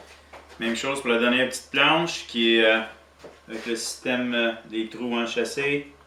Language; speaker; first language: French; native; French